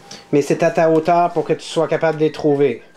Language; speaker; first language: French; native; French